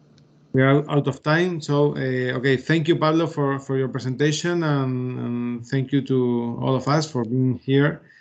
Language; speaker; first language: English; non-native, fluent; Spanish